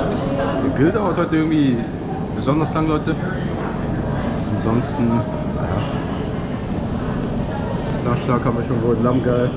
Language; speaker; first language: German; native; German